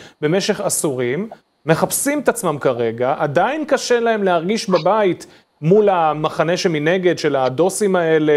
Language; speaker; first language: Hebrew; native; Hebrew